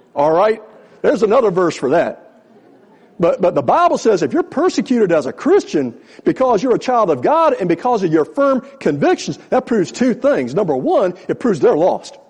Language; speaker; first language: English; native; English